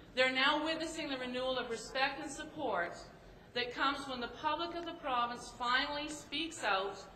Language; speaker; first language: English; native; English